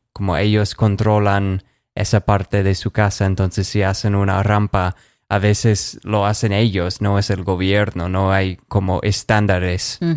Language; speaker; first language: Spanish; non-native, fluent; English